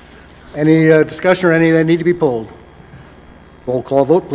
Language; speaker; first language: English; native; English